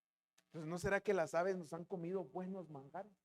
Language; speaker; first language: Spanish; native; Spanish